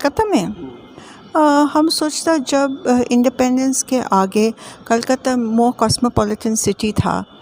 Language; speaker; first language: Hindi; non-native, local second language; English